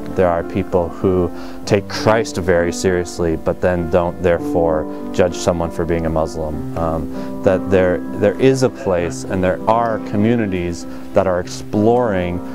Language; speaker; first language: English; native; English